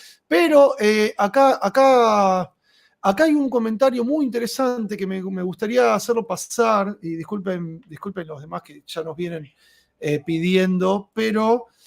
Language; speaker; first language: Spanish; native; Spanish